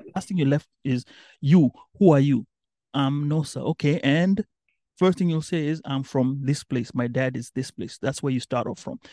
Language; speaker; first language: English; non-native, local second language; Giryama